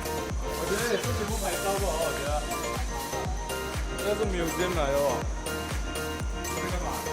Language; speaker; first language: Chinese; native; Chinese